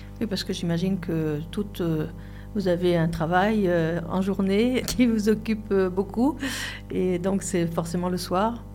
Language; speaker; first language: French; native; French